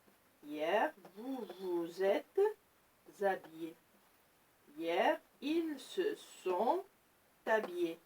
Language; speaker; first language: French; non-native, local second language; Arabic